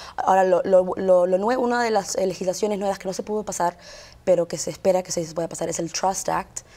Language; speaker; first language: Spanish; early bilingual, heritage; Spanish